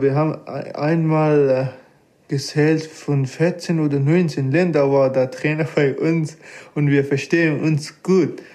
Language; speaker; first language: German; non-native, learner; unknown